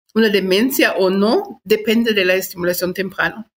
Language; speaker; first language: Spanish; non-native, fluent; German